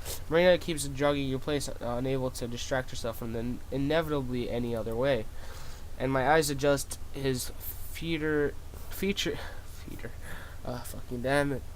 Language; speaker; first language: English; native; English